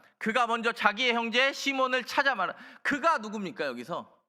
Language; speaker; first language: Korean; native; Korean